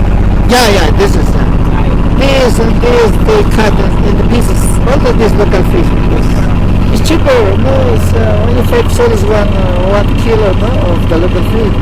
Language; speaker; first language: English; non-native, learner; Spanish